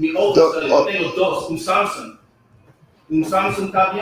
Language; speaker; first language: Spanish; non-native, learner; English